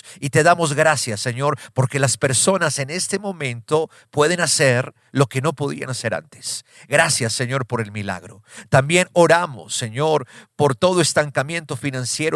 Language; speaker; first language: Spanish; native; Spanish